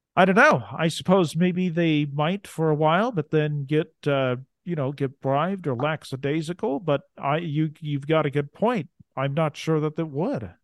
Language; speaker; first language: English; native; English